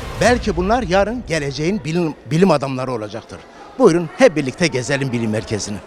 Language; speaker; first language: Turkish; native; Turkish